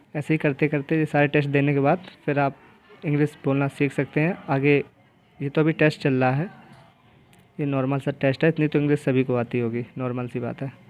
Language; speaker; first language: Hindi; native; Hindi